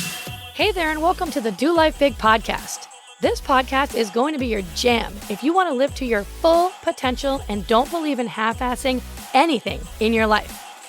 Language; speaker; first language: English; native; English